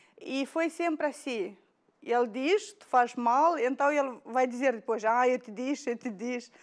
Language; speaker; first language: Portuguese; non-native, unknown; Romanian